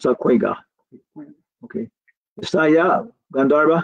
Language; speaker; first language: Spanish; non-native, learner; English